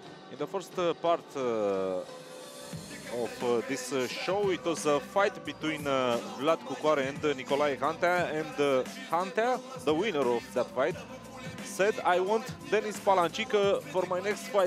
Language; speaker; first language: English; non-native, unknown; Romanian